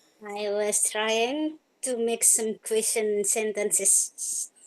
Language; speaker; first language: English; non-native, learner; Indonesian